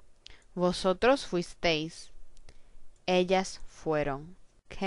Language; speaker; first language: Spanish; non-native, fluent; English